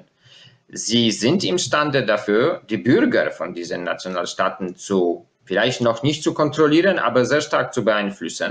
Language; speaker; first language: German; non-native, fluent; Polish